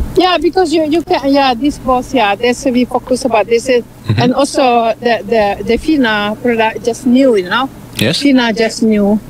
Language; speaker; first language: English; non-native, learner; Indonesian